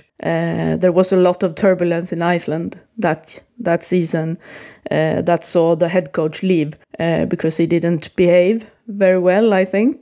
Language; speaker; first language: English; non-native, fluent; Swedish